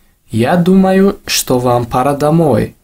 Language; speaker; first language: Russian; non-native, local second language; Tajik